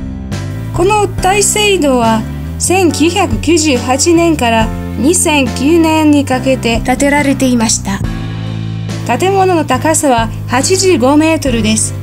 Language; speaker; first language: Japanese; non-native, fluent; Russian